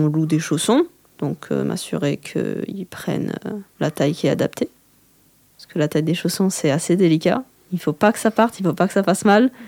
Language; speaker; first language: French; native; French